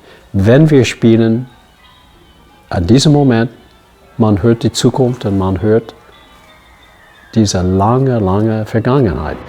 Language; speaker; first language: German; non-native, learner; English